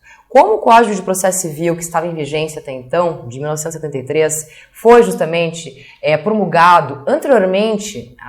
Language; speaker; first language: Portuguese; native; Portuguese